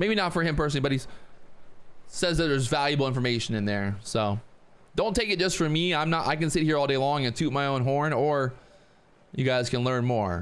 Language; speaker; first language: English; native; English